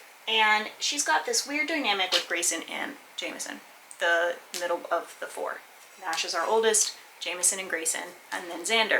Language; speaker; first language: English; native; English